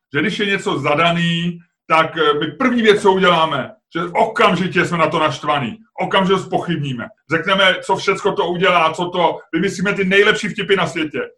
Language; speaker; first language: Czech; native; Czech